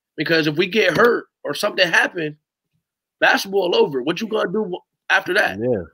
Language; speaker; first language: English; native; English